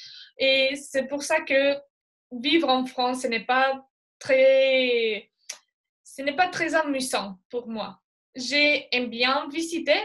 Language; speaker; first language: French; non-native, fluent; Spanish